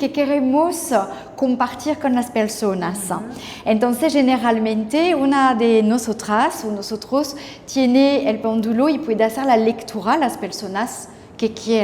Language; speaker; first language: Spanish; non-native, fluent; French